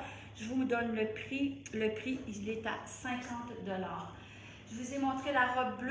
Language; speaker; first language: French; native; French